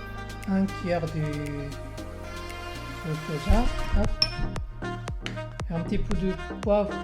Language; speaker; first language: French; non-native, learner; Korean